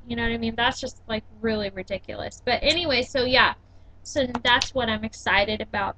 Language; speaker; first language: English; native; English